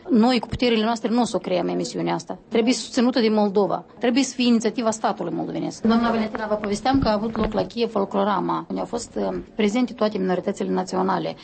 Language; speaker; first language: Romanian; native; Romanian